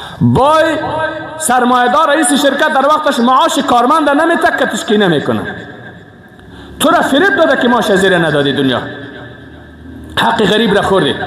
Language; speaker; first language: Persian; native; Persian